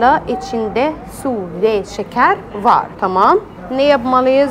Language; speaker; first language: Turkish; non-native, fluent; Arabic